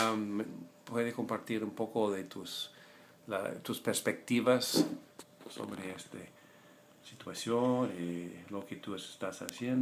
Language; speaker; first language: Spanish; non-native, fluent; English